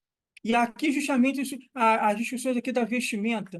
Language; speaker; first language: Portuguese; native; Portuguese